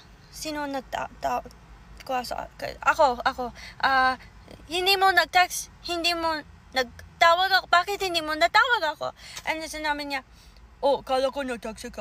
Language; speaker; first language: Filipino; early bilingual, heritage; English